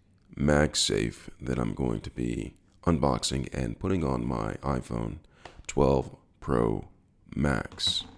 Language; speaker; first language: English; native; English